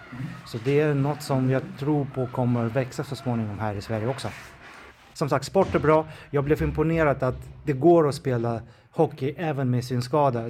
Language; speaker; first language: Swedish; non-native, fluent; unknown